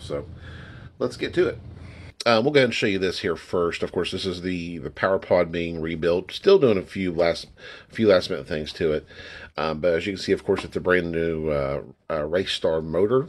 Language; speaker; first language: English; native; English